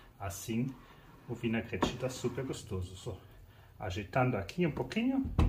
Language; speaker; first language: Portuguese; non-native, fluent; German